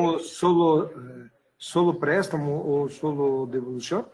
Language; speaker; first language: Spanish; non-native, learner; Portuguese